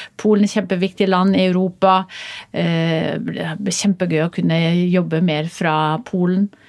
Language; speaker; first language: Norwegian; early bilingual, other home language; Polish